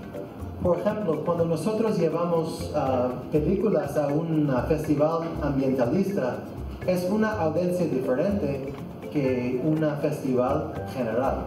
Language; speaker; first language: Spanish; non-native, fluent; English